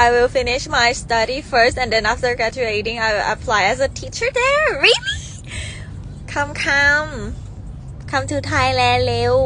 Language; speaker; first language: English; non-native, fluent; Thai